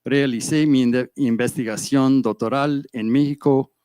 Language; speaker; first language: Spanish; non-native, fluent; English